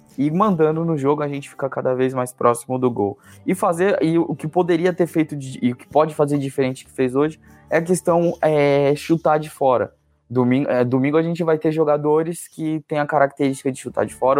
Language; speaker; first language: Portuguese; native; Portuguese